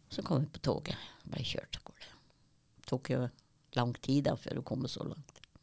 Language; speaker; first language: Norwegian; early bilingual, other home language; German